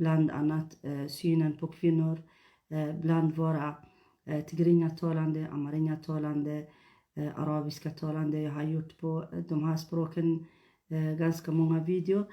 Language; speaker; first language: Swedish; non-native, fluent; Tigrinya